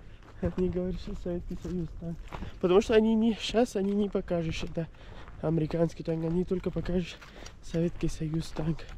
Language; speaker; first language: Russian; non-native, learner; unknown